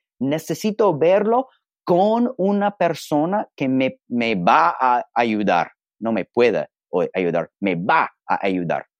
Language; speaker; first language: Spanish; non-native, learner; English